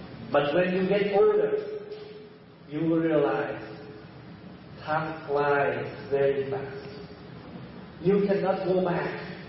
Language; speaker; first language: English; early bilingual, other home language; Vietnamese